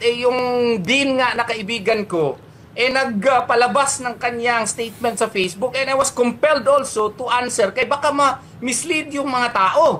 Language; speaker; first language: Filipino; native; Filipino